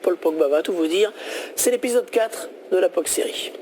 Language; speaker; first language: French; native; French